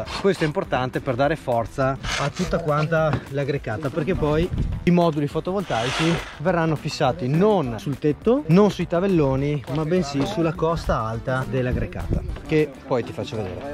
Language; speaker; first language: Italian; native; Italian